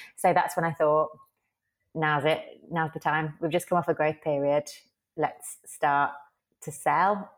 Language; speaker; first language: English; native; English